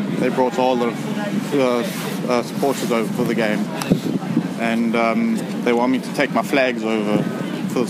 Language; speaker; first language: English; native; English